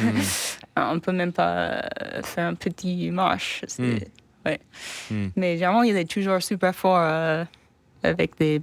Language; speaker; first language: French; non-native, fluent; English